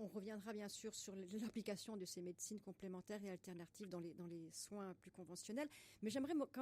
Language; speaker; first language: French; native; French